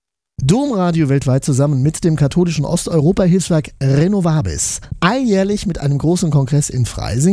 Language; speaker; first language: German; native; German